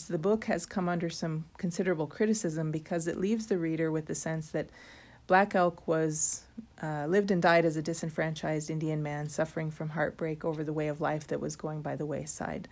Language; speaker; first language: English; native; English